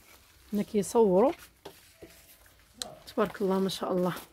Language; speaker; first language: Arabic; native; Arabic